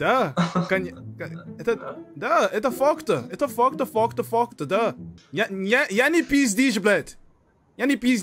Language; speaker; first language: Russian; non-native, learner; English